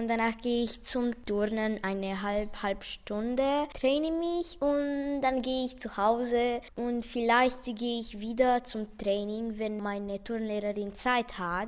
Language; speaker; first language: German; non-native, local second language; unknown